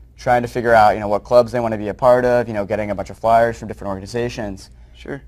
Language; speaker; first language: English; native; English